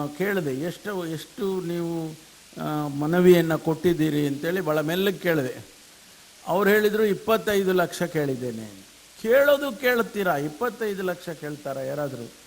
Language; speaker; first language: Kannada; native; Kannada